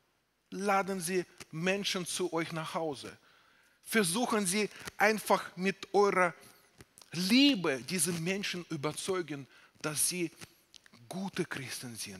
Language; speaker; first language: German; non-native, fluent; Russian